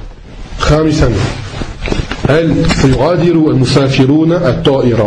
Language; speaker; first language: Arabic; non-native, fluent; French